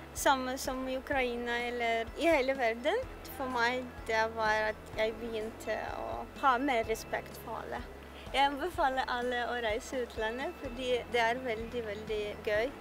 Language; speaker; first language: Norwegian; non-native, fluent; Ukrainian